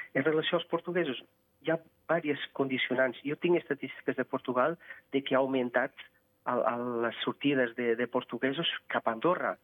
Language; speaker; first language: Catalan; non-native, fluent; Portuguese